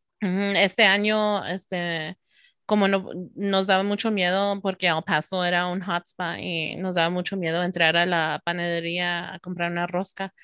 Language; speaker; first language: Spanish; early bilingual, heritage; Spanish